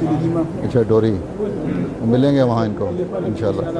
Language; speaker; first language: Urdu; native; Urdu